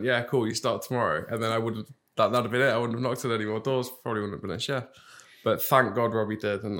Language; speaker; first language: English; native; English